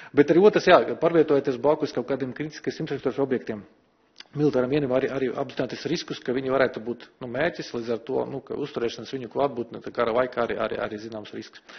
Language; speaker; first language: Latvian; non-native, local second language; Russian